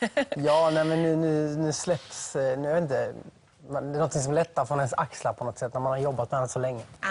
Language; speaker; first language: Swedish; native; Swedish